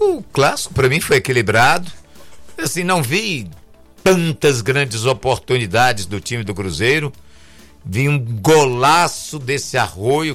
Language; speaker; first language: Portuguese; native; Portuguese